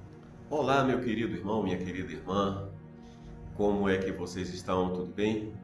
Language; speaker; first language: Portuguese; native; Portuguese